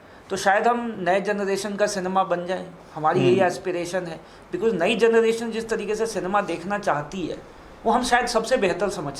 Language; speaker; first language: Hindi; native; Hindi